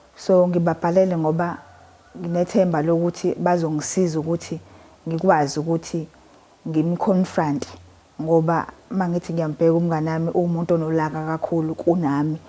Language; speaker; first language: Zulu; native; Zulu